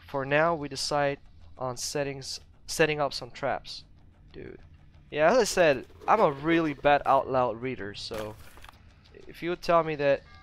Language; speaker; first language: English; non-native, fluent; Russian